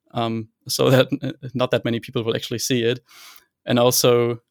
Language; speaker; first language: English; non-native, fluent; German